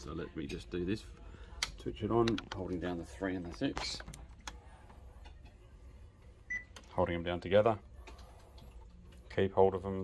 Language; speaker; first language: English; native; English